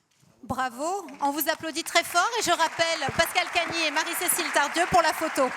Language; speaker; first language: French; native; French